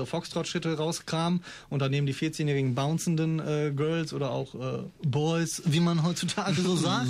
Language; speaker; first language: German; native; German